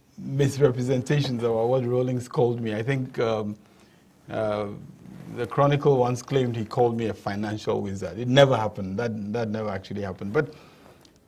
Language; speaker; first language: English; non-native, local second language; Ewe